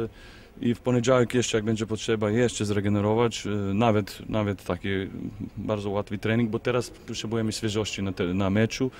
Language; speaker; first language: Polish; non-native, fluent; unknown